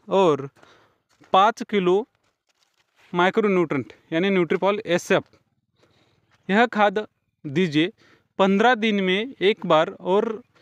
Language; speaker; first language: Hindi; non-native, local second language; Marathi